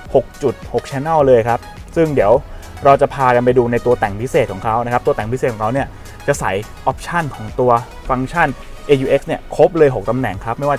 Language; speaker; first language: Thai; native; Thai